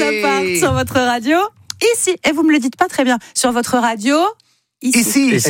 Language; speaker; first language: French; native; French